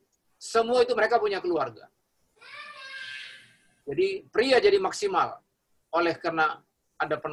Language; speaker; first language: Indonesian; native; Indonesian